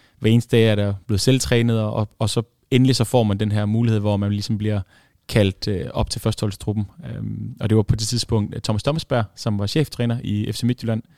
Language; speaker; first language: Danish; early bilingual, other home language; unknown